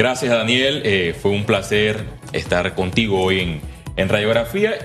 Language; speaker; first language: Spanish; native; Spanish